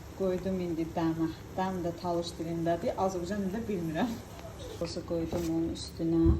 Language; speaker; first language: Azerbaijani; non-native, local second language; Talysh